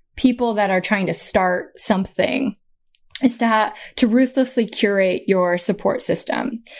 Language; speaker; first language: English; native; English